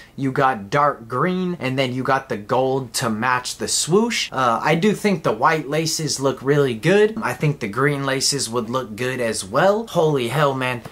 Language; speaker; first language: English; native; English